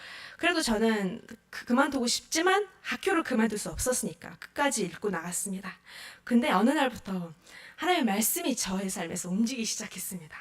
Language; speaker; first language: Korean; non-native, fluent; Mongolian